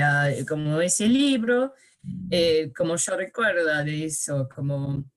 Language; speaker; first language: Spanish; early bilingual, heritage; Spanish